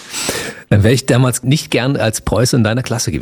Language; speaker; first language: German; native; German